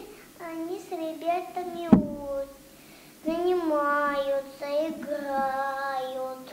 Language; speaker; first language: Russian; early bilingual, heritage; Russian